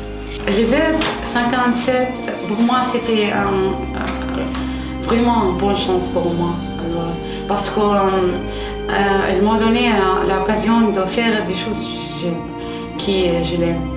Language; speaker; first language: French; non-native, learner; Arabic